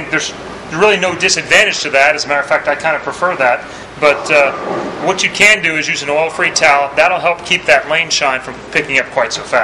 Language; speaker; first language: English; native; English